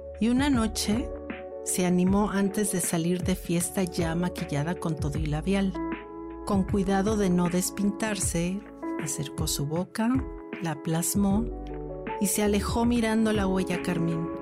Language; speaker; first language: Spanish; native; Spanish